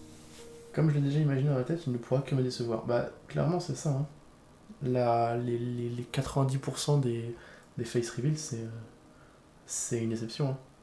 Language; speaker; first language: French; native; French